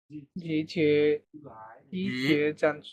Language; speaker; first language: Chinese; non-native, learner; Bangla